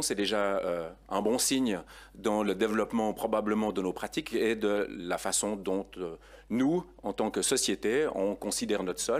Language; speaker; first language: French; native; French